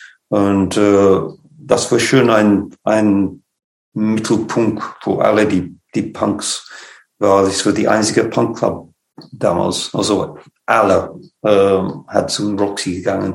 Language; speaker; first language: German; non-native, fluent; English